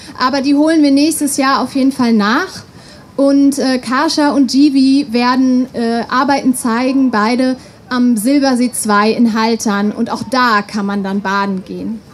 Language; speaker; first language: German; native; German